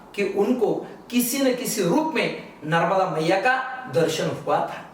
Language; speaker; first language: Hindi; non-native, local second language; Marathi